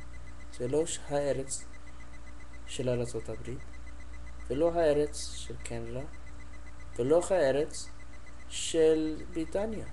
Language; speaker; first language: Hebrew; non-native, learner; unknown